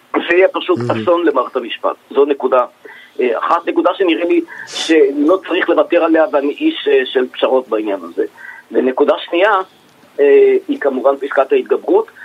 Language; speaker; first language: Hebrew; native; Hebrew